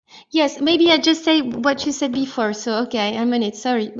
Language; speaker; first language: English; non-native, fluent; French